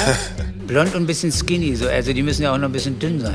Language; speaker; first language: German; native; German